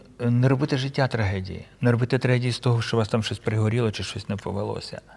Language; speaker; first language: Ukrainian; native; Ukrainian